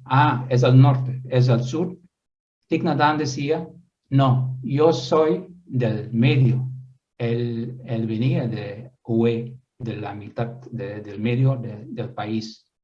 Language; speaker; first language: Spanish; non-native, fluent; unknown